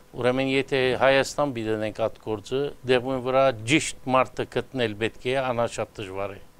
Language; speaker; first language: Armenian; early bilingual, heritage; Armenian